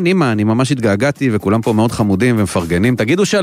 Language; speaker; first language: Hebrew; native; Hebrew